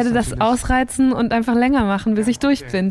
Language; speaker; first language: German; native; German